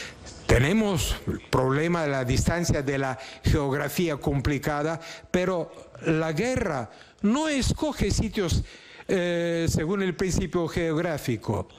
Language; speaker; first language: Spanish; non-native, fluent; Ukrainian